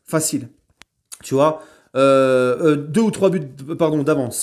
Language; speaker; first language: French; native; French